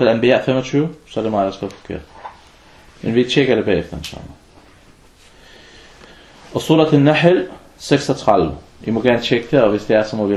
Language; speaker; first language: Danish; early bilingual, other home language; Arabic